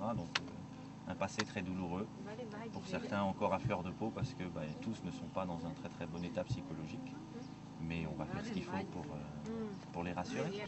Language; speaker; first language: French; native; French